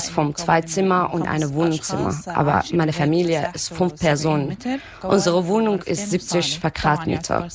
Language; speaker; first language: German; non-native, learner; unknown